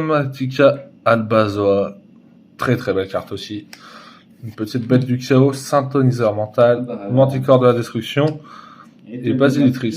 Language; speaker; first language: French; native; French